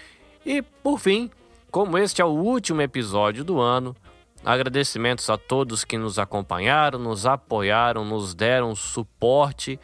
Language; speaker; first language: Portuguese; native; Portuguese